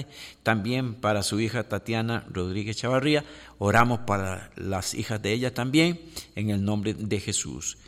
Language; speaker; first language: Spanish; native; Spanish